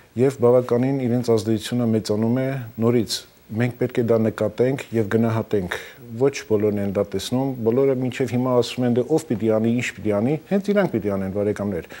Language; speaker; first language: Armenian; early bilingual, heritage; Armenian